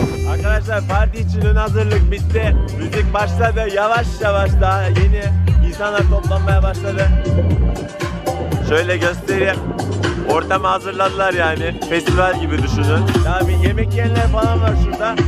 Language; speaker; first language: Turkish; native; Turkish